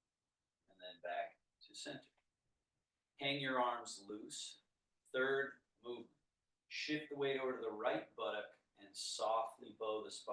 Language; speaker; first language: English; native; English